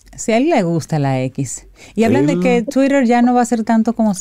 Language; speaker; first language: Spanish; native; Spanish